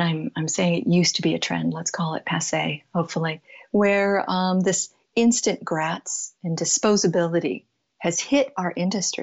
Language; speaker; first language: English; native; English